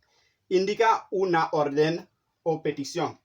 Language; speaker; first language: Spanish; non-native, fluent; Haitian Creole